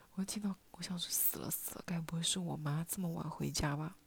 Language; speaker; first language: Chinese; non-native, local second language; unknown